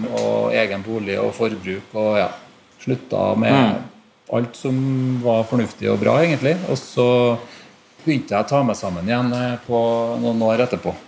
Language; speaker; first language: Norwegian; native; Norwegian